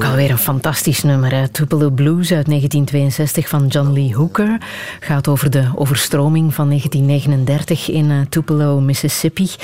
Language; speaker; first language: Dutch; native; Dutch